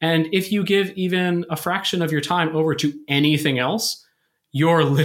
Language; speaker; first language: English; native; English